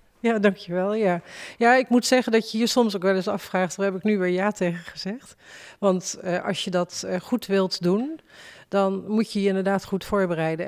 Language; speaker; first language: Dutch; native; Dutch